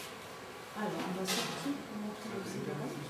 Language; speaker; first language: German; non-native, learner; French